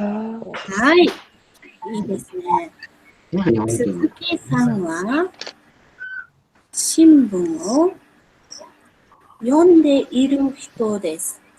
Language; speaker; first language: Japanese; non-native, fluent; Mongolian